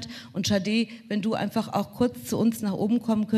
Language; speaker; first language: German; native; German